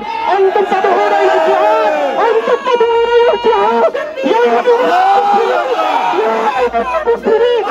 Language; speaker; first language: Arabic; non-native, learner; Bangla